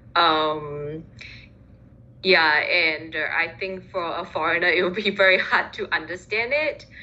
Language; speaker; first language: English; early bilingual, other home language; Chinese